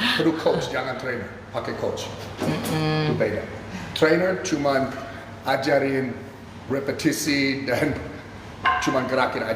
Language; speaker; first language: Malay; non-native, fluent; English